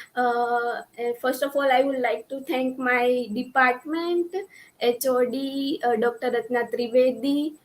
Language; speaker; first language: English; non-native, local second language; Gujarati